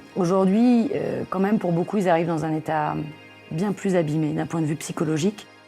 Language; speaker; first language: French; native; French